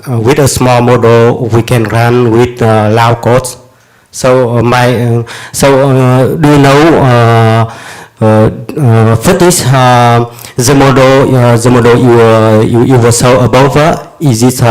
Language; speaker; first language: English; non-native, learner; Vietnamese